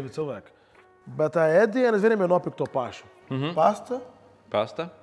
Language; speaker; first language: Latvian; non-native, learner; Portuguese